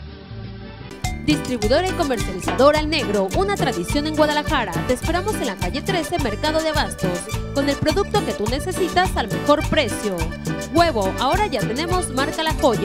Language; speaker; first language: Spanish; native; Spanish